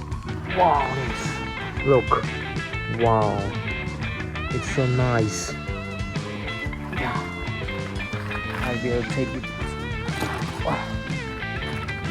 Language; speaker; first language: English; non-native, learner; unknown